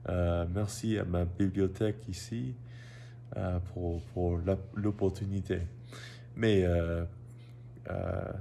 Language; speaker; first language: French; non-native, learner; English